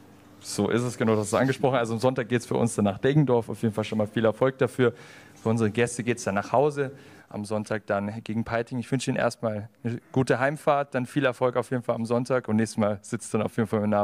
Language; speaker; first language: German; native; German